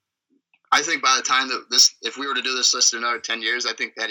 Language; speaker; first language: English; native; English